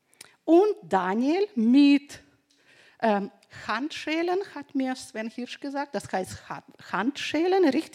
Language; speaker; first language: German; non-native, fluent; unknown